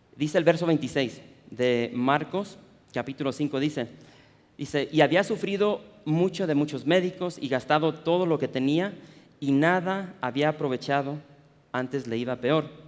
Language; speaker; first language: Spanish; early bilingual, heritage; Spanish